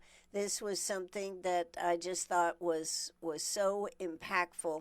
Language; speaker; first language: English; native; English